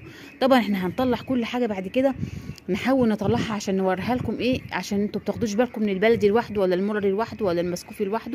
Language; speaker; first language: Arabic; native; Arabic